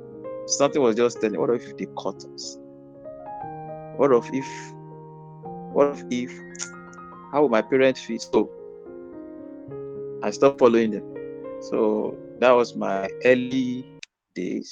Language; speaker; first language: English; non-native, local second language; Yoruba